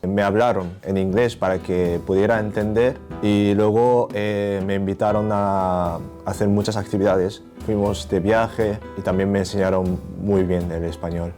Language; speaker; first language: Spanish; non-native, fluent; Japanese